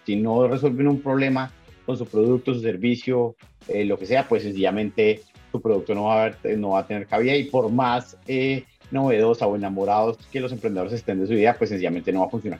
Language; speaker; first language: Spanish; native; Spanish